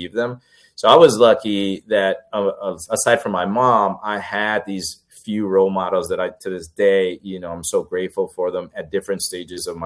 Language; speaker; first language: English; early bilingual, other home language; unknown